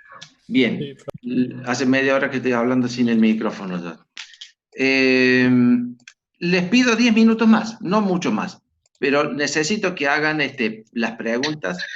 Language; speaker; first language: Spanish; native; Spanish